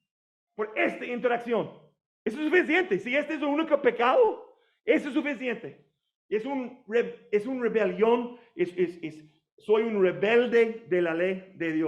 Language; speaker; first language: Spanish; non-native, fluent; English